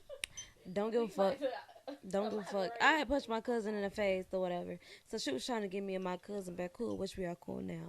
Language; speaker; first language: English; native; English